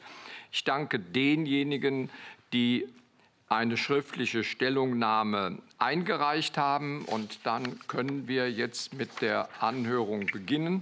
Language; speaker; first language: German; native; German